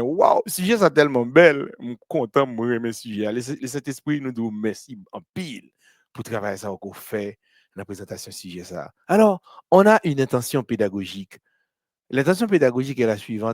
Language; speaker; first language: French; non-native, local second language; Haitian Creole